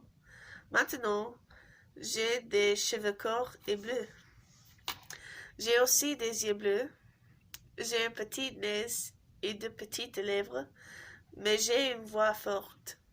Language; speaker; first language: French; non-native, learner; English